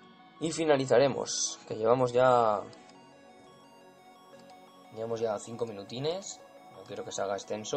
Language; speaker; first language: Spanish; native; Spanish